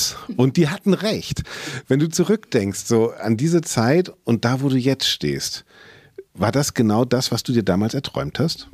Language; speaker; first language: German; native; German